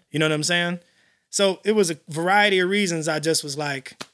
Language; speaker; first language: English; native; English